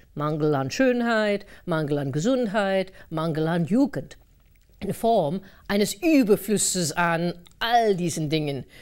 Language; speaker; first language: German; non-native, fluent; English